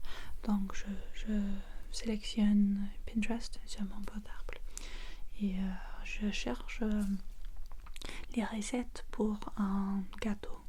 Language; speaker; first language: French; non-native, fluent; English